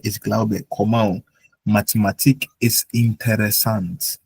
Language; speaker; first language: German; non-native, fluent; Akan